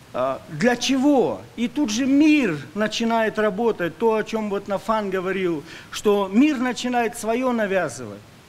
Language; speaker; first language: Russian; native; Russian